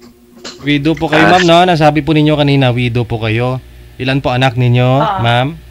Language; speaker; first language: Filipino; native; Filipino